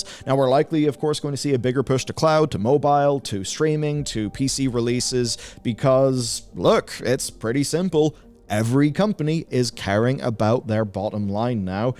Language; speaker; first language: English; native; English